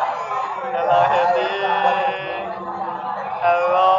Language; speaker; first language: English; non-native, learner; Thai